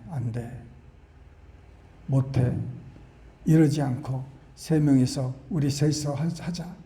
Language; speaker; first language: Korean; native; Korean